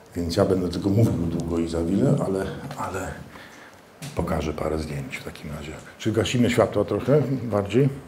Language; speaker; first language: Polish; early bilingual, heritage; Polish